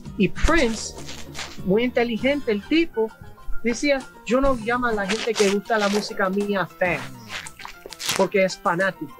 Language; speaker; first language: Spanish; early bilingual, heritage; English